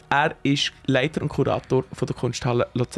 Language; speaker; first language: German; native; German